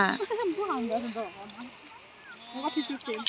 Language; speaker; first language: Indonesian; non-native, local second language; Javanese